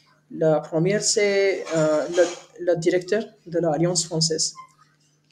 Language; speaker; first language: French; non-native, learner; Hindi